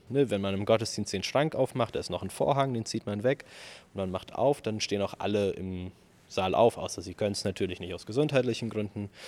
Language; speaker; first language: German; early bilingual, other home language; Russian